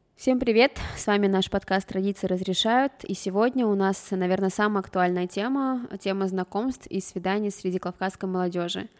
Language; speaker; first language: Russian; early bilingual, other home language; Armenian